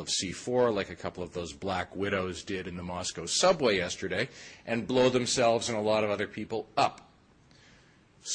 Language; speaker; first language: English; native; English